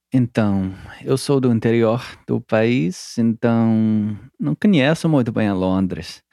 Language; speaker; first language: Portuguese; non-native, learner; English